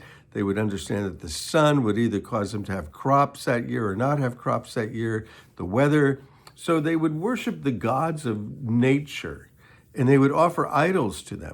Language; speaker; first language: English; native; English